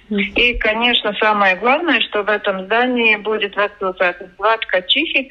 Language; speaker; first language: Russian; non-native, local second language; Latvian